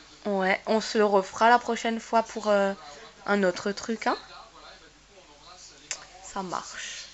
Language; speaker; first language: French; native; French